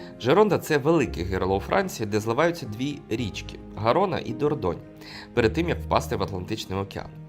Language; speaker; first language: Ukrainian; native; Ukrainian